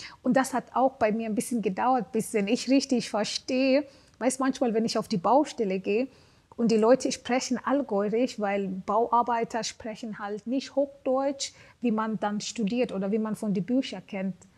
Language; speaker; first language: German; non-native, fluent; Swahili